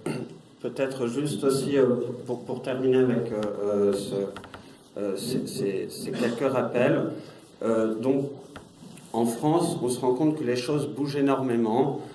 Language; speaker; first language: French; native; French